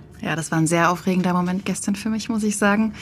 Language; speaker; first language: German; native; German